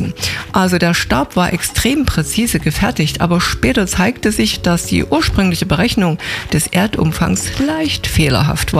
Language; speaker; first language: German; native; German